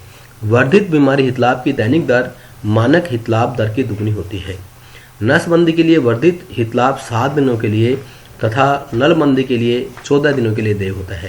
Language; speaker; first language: Hindi; native; Hindi